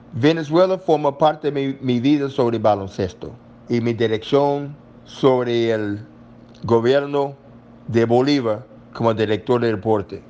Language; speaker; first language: Spanish; non-native, learner; English